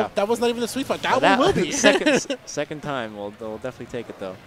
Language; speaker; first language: English; native; English